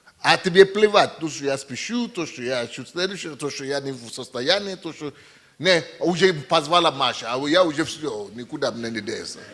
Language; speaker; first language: Russian; non-native, fluent; Yoruba